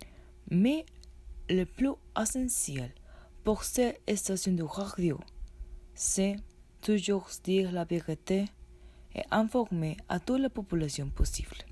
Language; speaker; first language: French; non-native, learner; Spanish